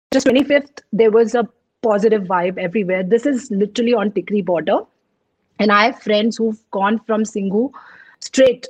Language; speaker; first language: English; non-native, local second language; Punjabi